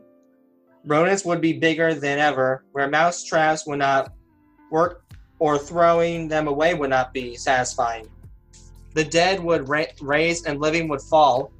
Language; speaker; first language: English; native; English